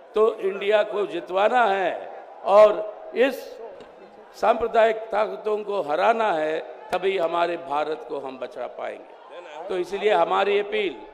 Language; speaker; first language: Hindi; non-native, local second language; Telugu